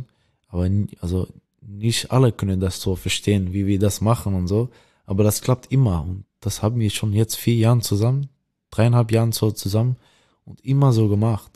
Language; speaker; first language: German; non-native, learner; Dutch